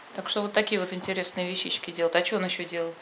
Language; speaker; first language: Russian; native; Russian